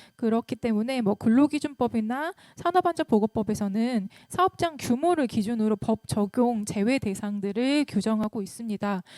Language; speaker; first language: Korean; native; Korean